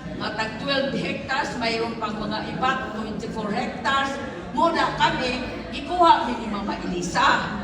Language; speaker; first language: Cebuano; non-native, local second language; Chavacano